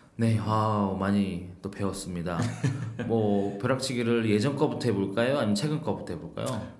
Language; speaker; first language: Korean; native; Korean